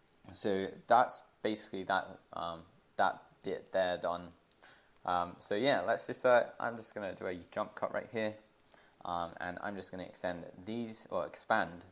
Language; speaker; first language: English; native; English